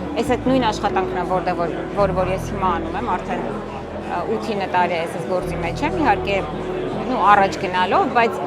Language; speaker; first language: Armenian; native; Armenian